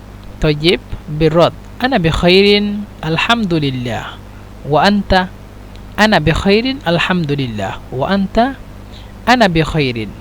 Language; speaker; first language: Arabic; non-native, fluent; Bangla